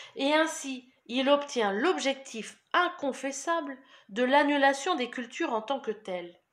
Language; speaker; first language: French; native; French